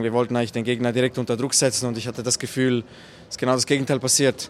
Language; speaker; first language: German; native; German